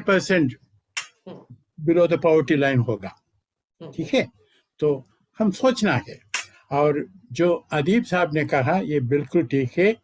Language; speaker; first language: Hindi; non-native, local second language; Malayalam